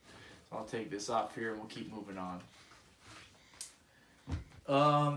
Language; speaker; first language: English; native; English